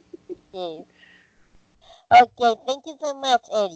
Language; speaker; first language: English; non-native, fluent; Spanish